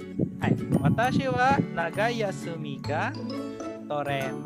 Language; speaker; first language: Japanese; non-native, fluent; Filipino